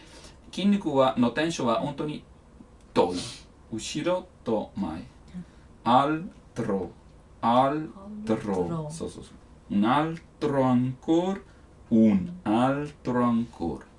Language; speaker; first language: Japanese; non-native, learner; Italian